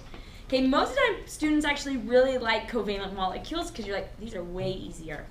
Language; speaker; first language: English; native; English